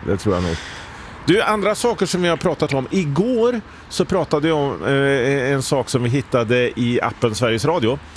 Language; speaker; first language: Swedish; native; Swedish